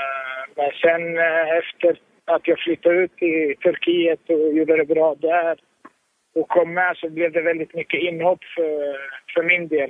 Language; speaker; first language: Swedish; early bilingual, other home language; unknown